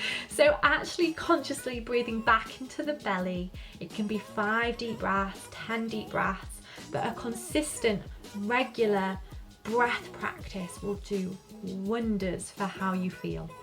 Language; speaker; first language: English; native; English